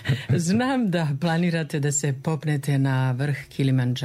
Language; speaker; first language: Serbian; native; Serbian